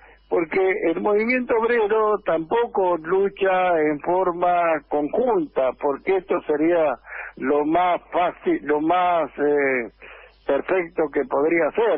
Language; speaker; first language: Spanish; native; Spanish